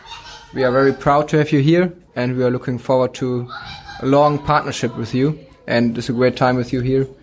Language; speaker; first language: English; non-native, fluent; German